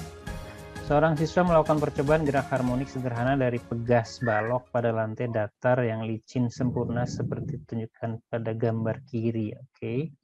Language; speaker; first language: Indonesian; native; Indonesian